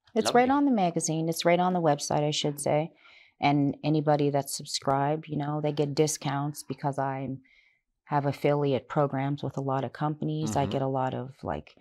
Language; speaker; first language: English; native; English